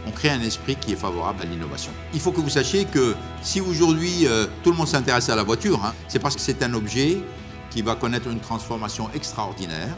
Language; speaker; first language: French; native; French